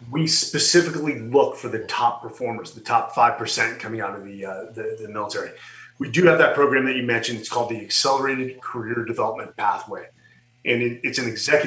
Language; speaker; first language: English; native; English